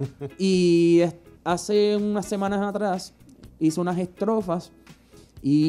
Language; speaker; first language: Spanish; native; Spanish